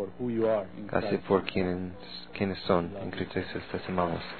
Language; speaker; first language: Spanish; non-native, learner; English